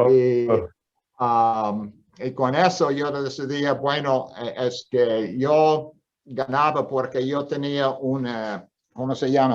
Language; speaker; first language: Spanish; non-native, fluent; English